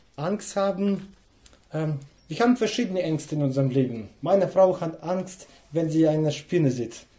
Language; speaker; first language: German; non-native, fluent; Russian